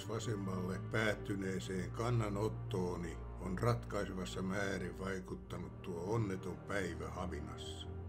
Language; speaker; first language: Finnish; native; Finnish